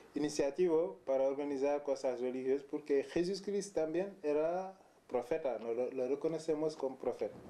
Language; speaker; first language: Spanish; non-native, learner; Wolof